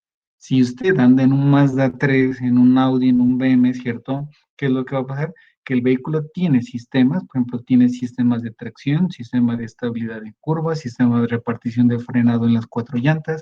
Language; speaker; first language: Spanish; native; Spanish